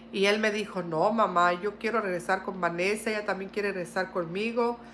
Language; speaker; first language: Spanish; native; Spanish